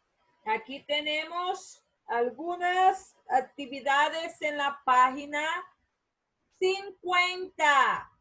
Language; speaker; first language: Spanish; non-native, learner; Portuguese